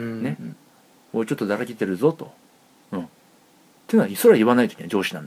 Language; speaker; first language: Japanese; native; Japanese